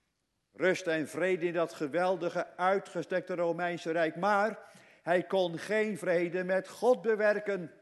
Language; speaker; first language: Dutch; native; Dutch